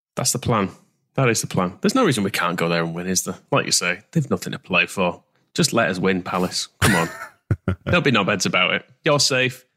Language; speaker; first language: English; native; English